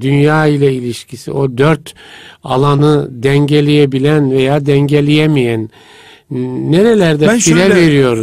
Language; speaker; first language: Turkish; native; Turkish